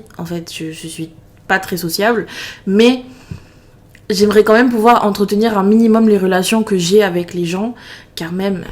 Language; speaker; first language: French; native; French